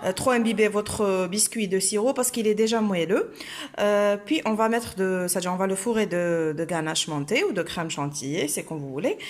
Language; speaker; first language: French; non-native, local second language; Arabic